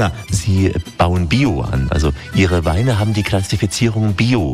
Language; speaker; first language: German; native; German